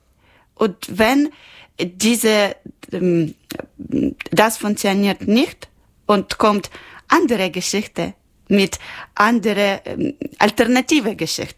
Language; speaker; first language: German; non-native, local second language; Ukrainian